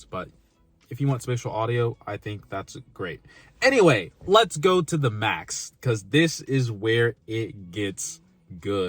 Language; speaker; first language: English; native; English